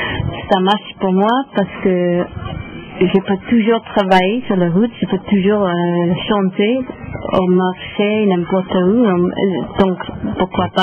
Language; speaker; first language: French; non-native, learner; English